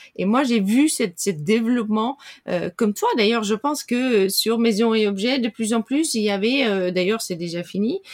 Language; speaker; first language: French; non-native, fluent; Dutch